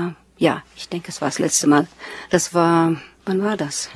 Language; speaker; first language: German; early bilingual, heritage; German